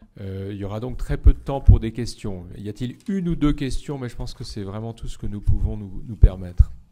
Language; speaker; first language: French; native; French